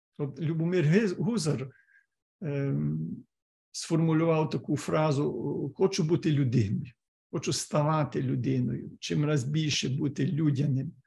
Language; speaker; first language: Ukrainian; early bilingual, heritage; Ukrainian